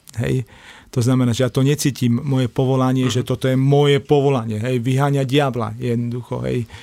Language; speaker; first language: Slovak; native; Slovak